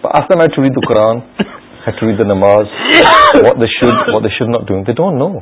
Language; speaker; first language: Urdu; early bilingual, other home language; English